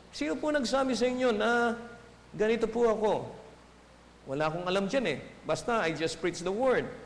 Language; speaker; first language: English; non-native, local second language; Filipino